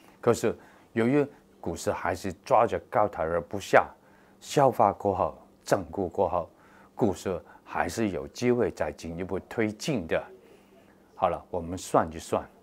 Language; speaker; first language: Chinese; non-native, local second language; Cantonese